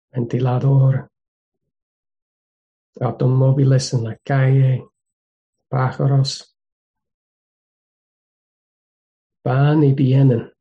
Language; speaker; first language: Spanish; non-native, fluent; English